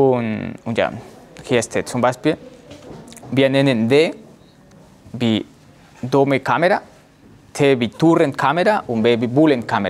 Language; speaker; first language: German; non-native, learner; Spanish